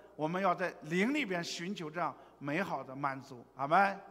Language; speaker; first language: Chinese; native; Chinese